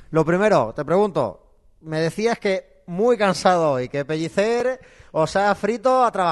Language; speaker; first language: Spanish; native; Spanish